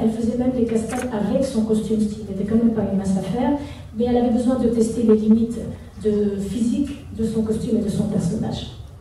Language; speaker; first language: French; native; French